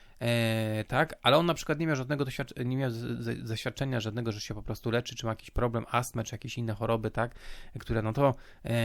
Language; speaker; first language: Polish; native; Polish